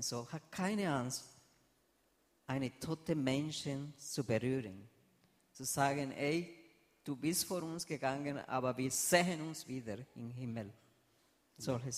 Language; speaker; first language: German; non-native, fluent; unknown